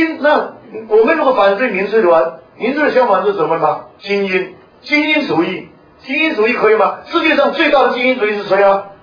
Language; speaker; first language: Chinese; non-native, local second language; Hakka Chinese